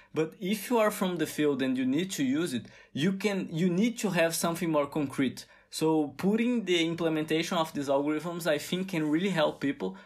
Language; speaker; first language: English; non-native, fluent; Portuguese